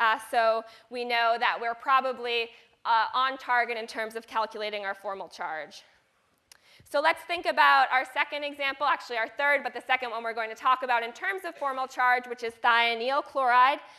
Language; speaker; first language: English; native; English